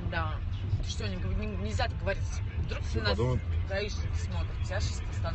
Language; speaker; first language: Russian; native; Russian